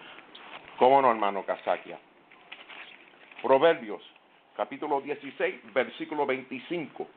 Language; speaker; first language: Spanish; native; Spanish